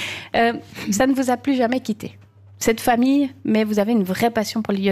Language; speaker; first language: French; native; French